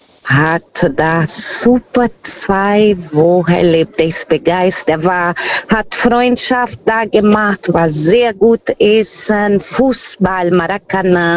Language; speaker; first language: German; non-native, fluent; Portuguese